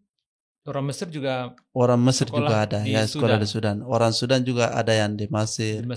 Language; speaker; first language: Indonesian; non-native, learner; Arabic